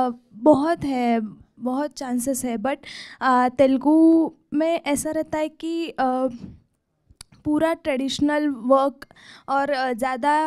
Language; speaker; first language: Hindi; non-native, local second language; Marathi